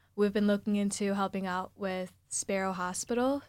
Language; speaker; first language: English; early bilingual, other home language; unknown